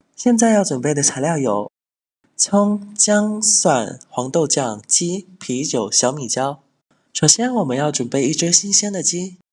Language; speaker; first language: Chinese; native; Chinese